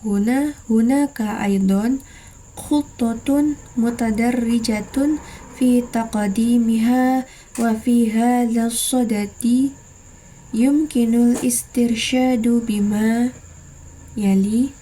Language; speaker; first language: Arabic; non-native, learner; Indonesian